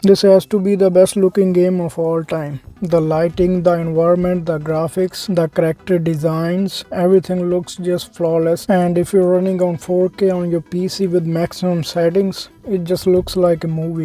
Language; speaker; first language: English; non-native, fluent; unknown